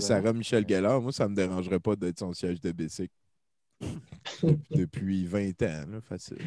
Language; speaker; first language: French; native; French